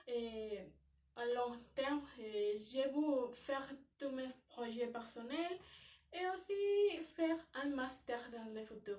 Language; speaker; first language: French; non-native, learner; Spanish